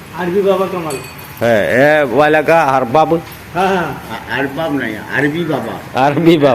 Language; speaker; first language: Hindi; non-native, local second language; Bangla